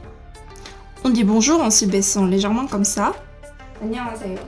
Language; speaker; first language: French; native; French